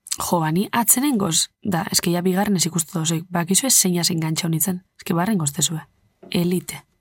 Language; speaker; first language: Basque; native; Basque